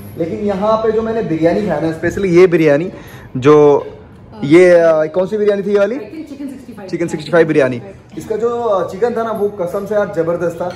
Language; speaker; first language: Hindi; native; Hindi